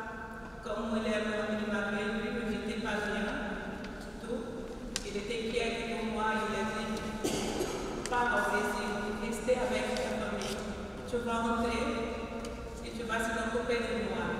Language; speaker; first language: French; non-native, fluent; Portuguese